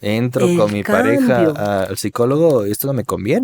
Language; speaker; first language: Spanish; native; Spanish